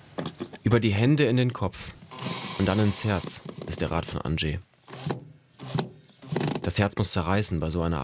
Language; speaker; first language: German; native; German